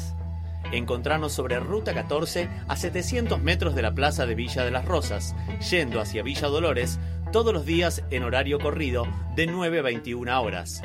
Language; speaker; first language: Spanish; native; Spanish